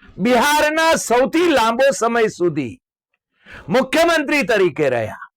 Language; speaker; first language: Gujarati; native; Gujarati